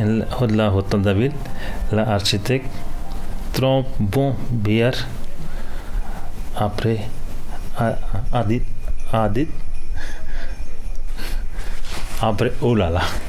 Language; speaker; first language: French; non-native, learner; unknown